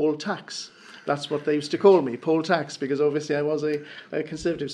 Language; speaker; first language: English; non-native, local second language; Welsh